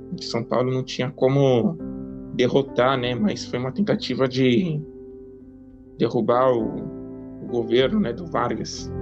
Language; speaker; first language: Portuguese; native; Portuguese